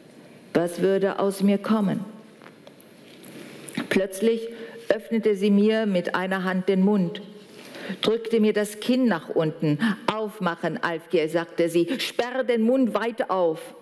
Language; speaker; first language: German; native; German